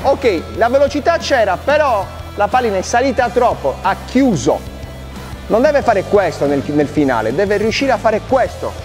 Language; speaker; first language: Italian; native; Italian